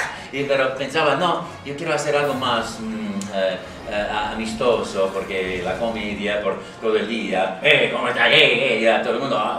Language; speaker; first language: Spanish; non-native, fluent; English